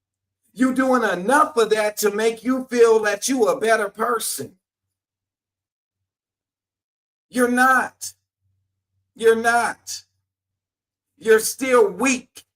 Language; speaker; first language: English; native; English